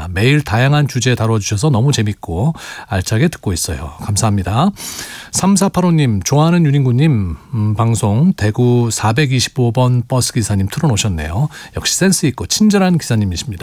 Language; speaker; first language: Korean; native; Korean